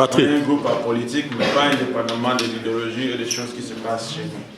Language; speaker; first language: French; non-native, local second language; Lingala